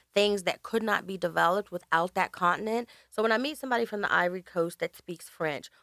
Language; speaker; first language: English; native; English